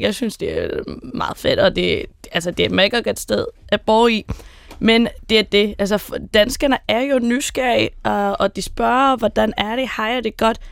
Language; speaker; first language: Danish; non-native, fluent; Persian